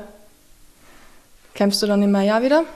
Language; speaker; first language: German; native; German